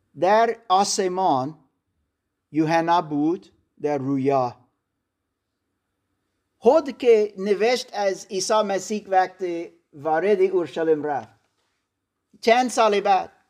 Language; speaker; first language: Persian; non-native, learner; German